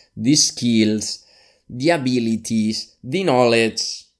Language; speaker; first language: English; non-native, fluent; Spanish